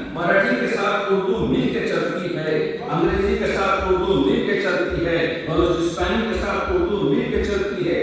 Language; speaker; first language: Urdu; native; Urdu